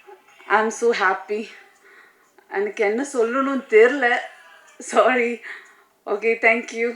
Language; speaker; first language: Tamil; non-native, fluent; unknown